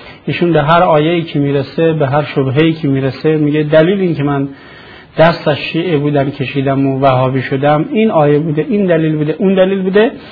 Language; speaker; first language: Persian; native; Persian